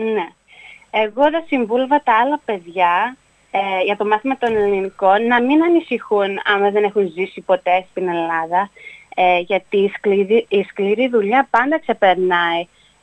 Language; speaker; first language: Greek; early bilingual, heritage; Greek